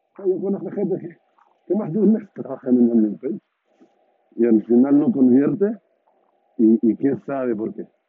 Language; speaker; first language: Spanish; non-native, fluent; Hebrew